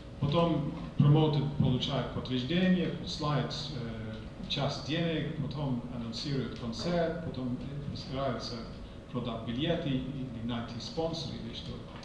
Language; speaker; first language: Russian; non-native, fluent; English